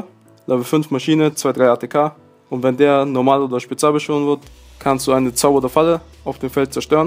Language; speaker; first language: German; native; German